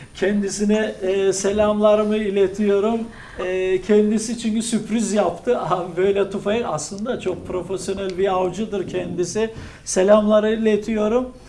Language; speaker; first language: Turkish; native; Turkish